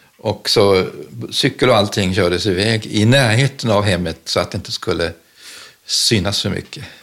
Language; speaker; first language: Swedish; early bilingual, other home language; German